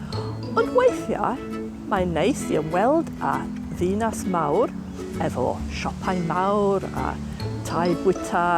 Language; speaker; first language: Welsh; non-native, fluent; English